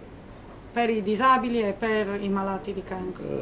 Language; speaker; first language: Italian; non-native, learner; Romanian